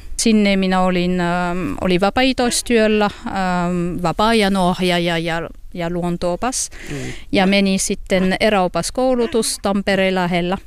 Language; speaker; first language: Finnish; non-native, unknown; French